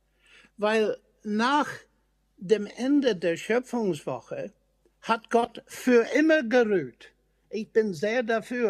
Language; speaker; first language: German; non-native, fluent; English